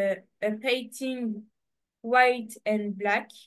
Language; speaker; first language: English; non-native, learner; French